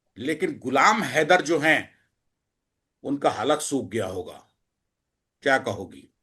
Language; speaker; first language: Hindi; native; Hindi